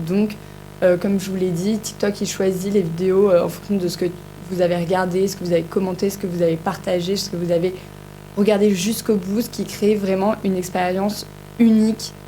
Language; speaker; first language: French; native; French